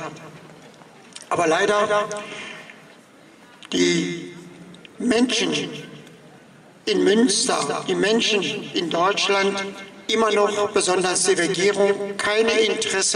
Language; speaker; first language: German; non-native, fluent; Persian